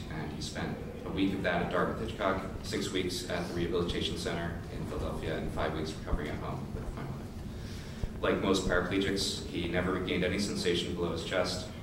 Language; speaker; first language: English; native; English